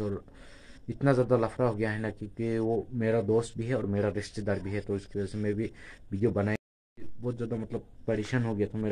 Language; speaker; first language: Hindi; non-native, local second language; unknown